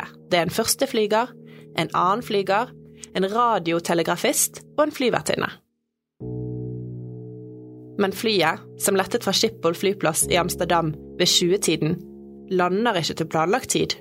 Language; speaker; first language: Norwegian; native; Norwegian